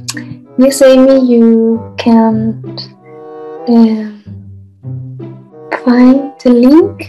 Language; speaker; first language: English; non-native, learner; Spanish